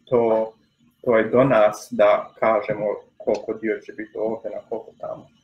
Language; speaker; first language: Croatian; early bilingual, other home language; Bosnian